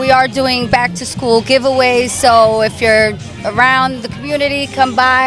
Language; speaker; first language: English; native; English